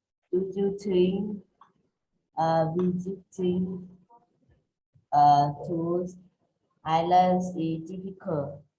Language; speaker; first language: English; non-native, learner; Vietnamese